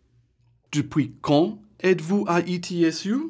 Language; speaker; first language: French; non-native, fluent; English